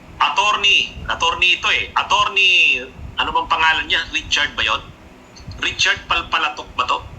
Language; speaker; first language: Filipino; non-native, local second language; Bikol